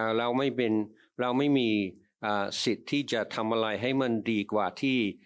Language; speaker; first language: Thai; non-native, fluent; English